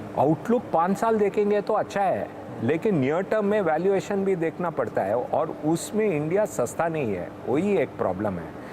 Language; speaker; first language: Hindi; non-native, local second language; Tamil